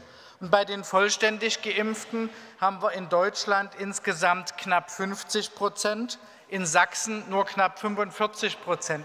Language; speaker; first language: German; native; German